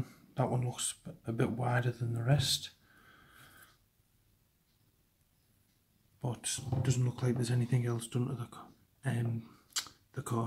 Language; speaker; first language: English; native; English